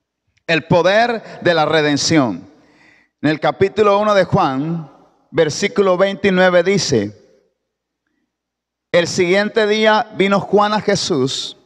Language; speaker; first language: Spanish; native; Spanish